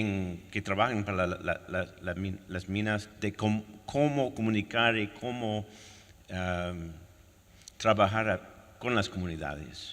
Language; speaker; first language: Spanish; non-native, fluent; French